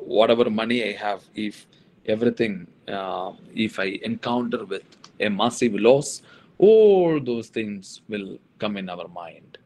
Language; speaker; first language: English; non-native, local second language; Malayalam